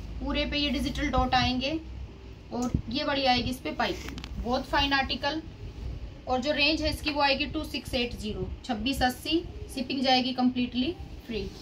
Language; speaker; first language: Hindi; native; Hindi